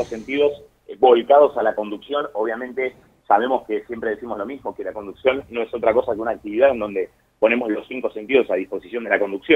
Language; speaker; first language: Spanish; native; Spanish